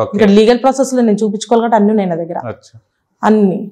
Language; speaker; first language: Telugu; native; Telugu